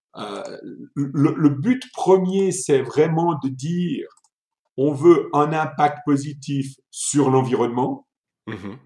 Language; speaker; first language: French; early bilingual, other home language; Italian